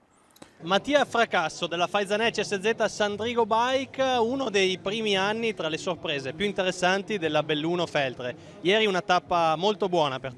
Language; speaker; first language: Italian; native; Italian